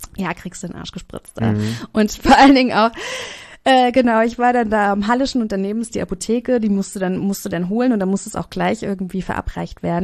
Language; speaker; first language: German; native; German